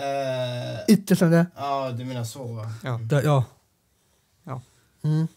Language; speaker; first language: Swedish; native; Swedish